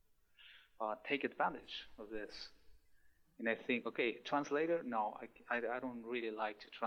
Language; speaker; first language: English; non-native, fluent; Spanish